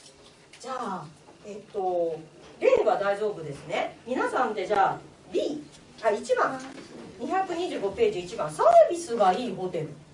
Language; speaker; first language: Japanese; non-native, fluent; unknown